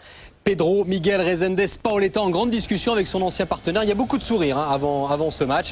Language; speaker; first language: French; native; French